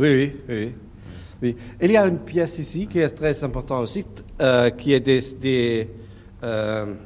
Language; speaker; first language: French; non-native, learner; German